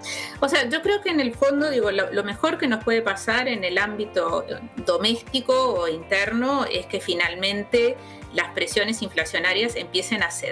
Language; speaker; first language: Spanish; native; Spanish